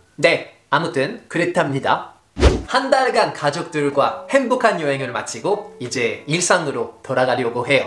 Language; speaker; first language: Korean; non-native, fluent; French